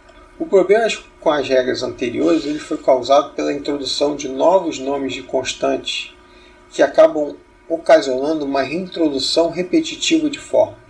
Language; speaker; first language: Portuguese; native; Portuguese